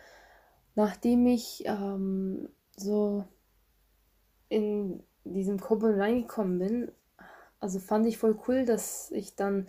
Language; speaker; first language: German; non-native, fluent; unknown